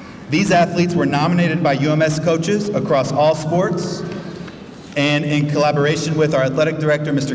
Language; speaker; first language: English; native; English